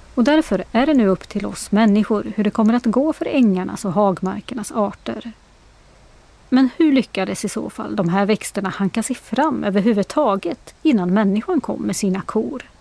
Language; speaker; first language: Swedish; native; Swedish